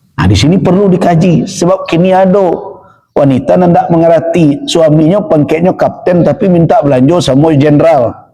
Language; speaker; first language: Malay; non-native, local second language; Minangkabau